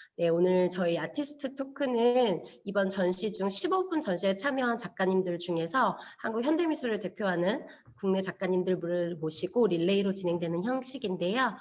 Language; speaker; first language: Korean; native; Korean